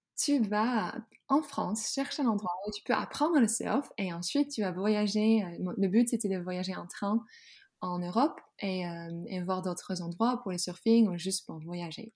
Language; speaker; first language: French; non-native, fluent; Dutch